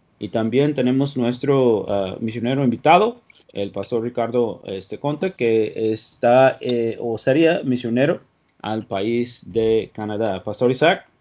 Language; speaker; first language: Spanish; non-native, fluent; English